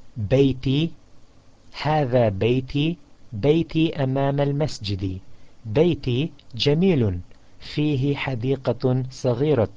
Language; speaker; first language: Arabic; non-native, fluent; English